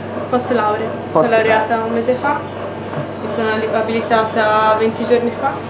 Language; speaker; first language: Italian; native; Italian